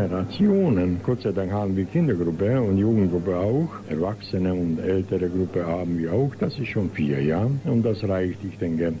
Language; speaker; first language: German; non-native, local second language; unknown